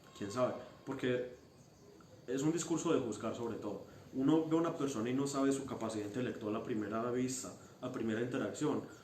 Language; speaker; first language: Spanish; early bilingual, heritage; Spanish